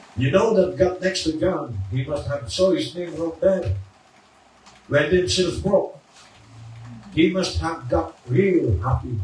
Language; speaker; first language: English; non-native, local second language; Filipino